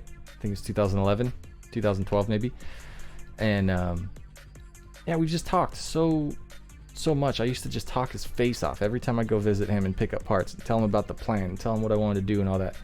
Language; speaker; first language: English; native; English